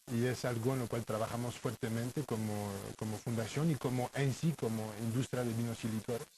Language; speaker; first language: Spanish; non-native, fluent; French